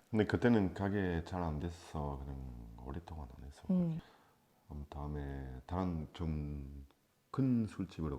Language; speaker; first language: Korean; non-native, fluent; French